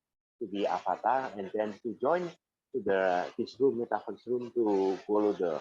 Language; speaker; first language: English; non-native, fluent; Indonesian